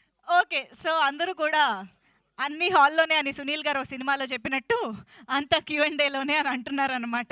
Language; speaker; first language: Telugu; native; Telugu